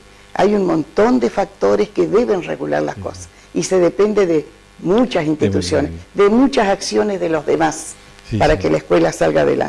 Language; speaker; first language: Spanish; native; Spanish